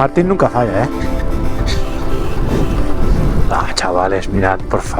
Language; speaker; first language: Spanish; native; Spanish